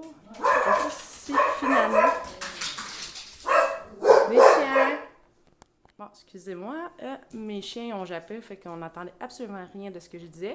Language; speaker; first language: French; native; French